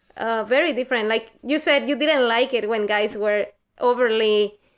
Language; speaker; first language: English; non-native, fluent; Spanish